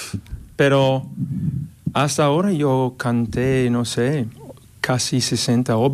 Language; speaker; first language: Spanish; non-native, fluent; English